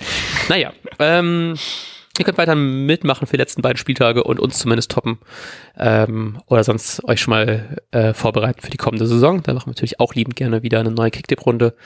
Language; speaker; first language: German; native; German